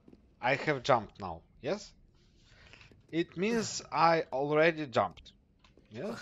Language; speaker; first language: English; non-native, learner; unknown